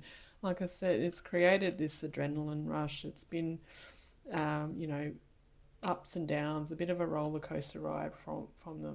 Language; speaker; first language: English; native; English